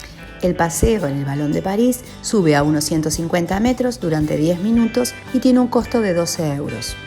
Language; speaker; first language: Spanish; native; Spanish